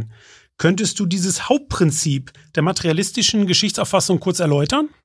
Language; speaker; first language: German; native; German